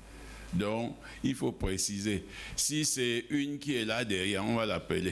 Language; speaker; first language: French; non-native, local second language; Ghomala